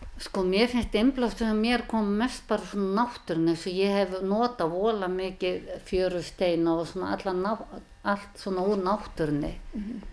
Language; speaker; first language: Icelandic; native; Icelandic